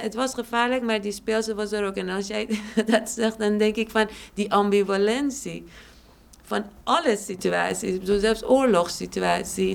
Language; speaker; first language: Dutch; non-native, fluent; Persian